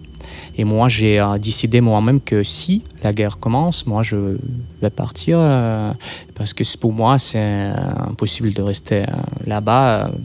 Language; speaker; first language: French; non-native, fluent; Russian